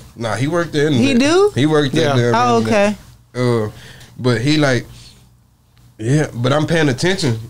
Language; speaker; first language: English; native; English